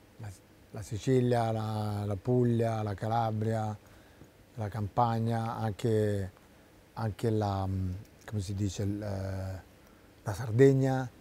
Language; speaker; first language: Italian; native; Italian